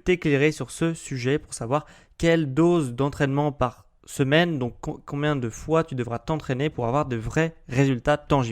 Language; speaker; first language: French; native; French